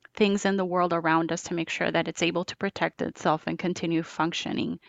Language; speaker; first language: English; non-native, fluent; Spanish